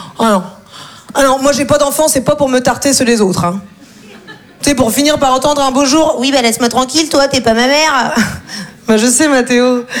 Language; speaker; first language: French; native; French